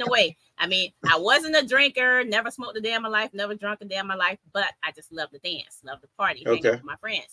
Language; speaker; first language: English; native; English